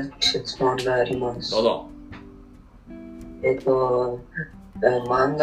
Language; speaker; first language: Japanese; non-native, learner; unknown